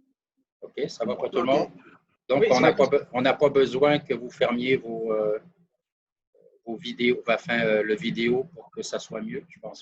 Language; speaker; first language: French; native; French